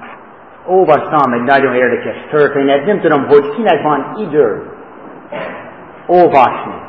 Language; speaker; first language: Hungarian; non-native, fluent; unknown